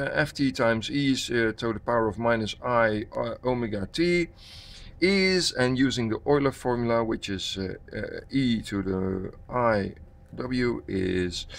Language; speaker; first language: English; non-native, fluent; Dutch